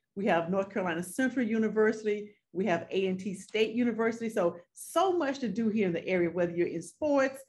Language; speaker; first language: English; native; English